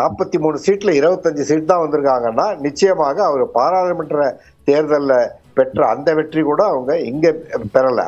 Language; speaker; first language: Tamil; native; Tamil